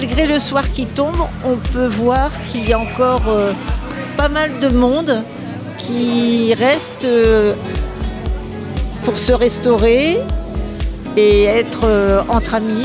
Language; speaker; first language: French; native; French